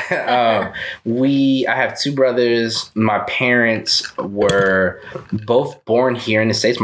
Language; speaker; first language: English; early bilingual, other home language; Spanish